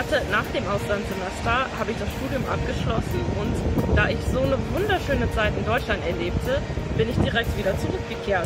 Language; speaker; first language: German; non-native, fluent; English